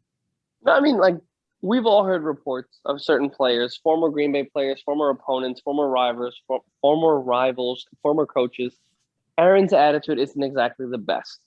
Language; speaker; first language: English; native; English